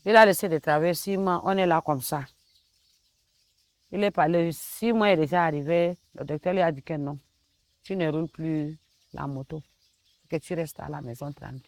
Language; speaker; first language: French; non-native, local second language; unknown